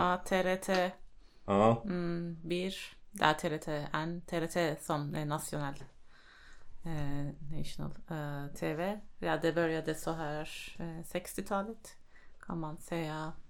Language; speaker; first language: Swedish; non-native, fluent; Turkish